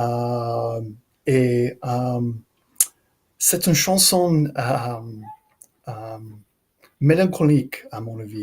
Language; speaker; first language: French; non-native, learner; English